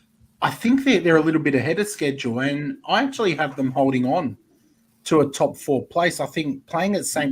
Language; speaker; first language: English; native; English